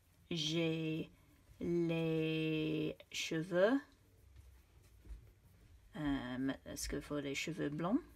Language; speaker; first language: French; non-native, fluent; English